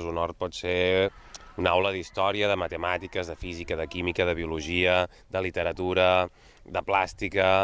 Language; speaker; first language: Catalan; native; Catalan